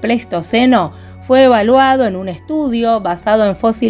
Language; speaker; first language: Spanish; native; Spanish